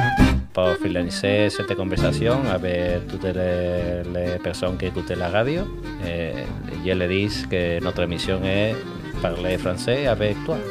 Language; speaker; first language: French; non-native, learner; Spanish